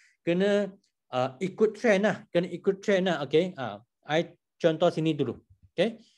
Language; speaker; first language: Malay; non-native, local second language; Chinese